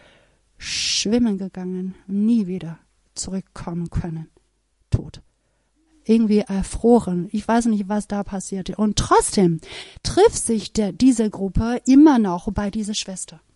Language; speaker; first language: German; non-native, fluent; Persian